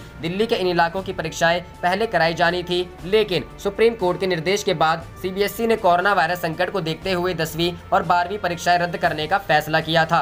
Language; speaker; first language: Hindi; native; Hindi